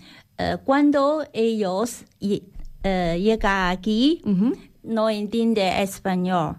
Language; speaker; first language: Spanish; non-native, learner; Chinese